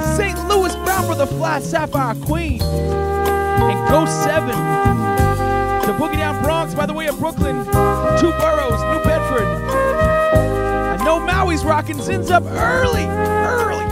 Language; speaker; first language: English; native; English